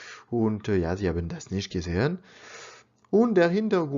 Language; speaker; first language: German; non-native, learner; French